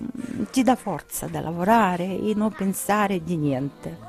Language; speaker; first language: Italian; non-native, learner; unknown